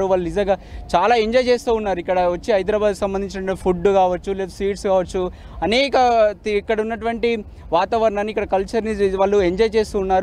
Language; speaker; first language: Telugu; native; Telugu